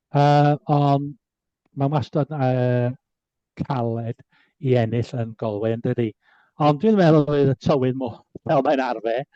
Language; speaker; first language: Welsh; native; Welsh